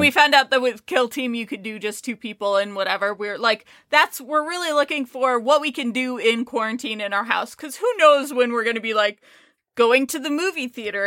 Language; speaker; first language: English; native; English